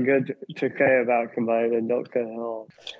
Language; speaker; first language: English; native; English